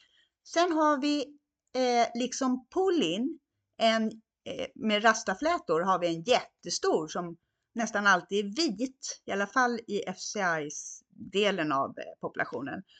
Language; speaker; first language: Swedish; non-native, fluent; Hungarian